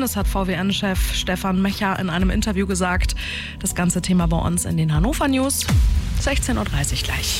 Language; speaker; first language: German; native; German